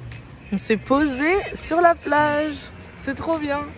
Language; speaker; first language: French; native; French